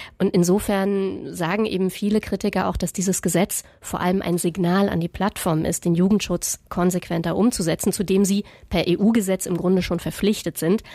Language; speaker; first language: German; native; German